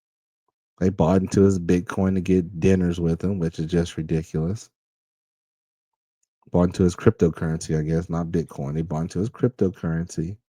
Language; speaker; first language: English; native; English